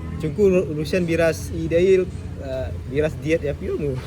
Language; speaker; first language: Turkish; non-native, learner; Indonesian